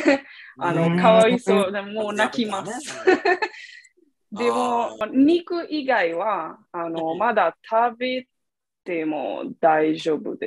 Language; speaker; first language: Japanese; non-native, fluent; Italian